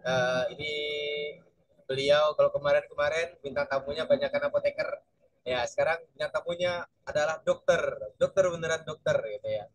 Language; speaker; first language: Indonesian; native; Indonesian